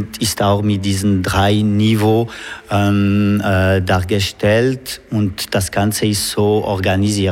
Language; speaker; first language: German; non-native, local second language; French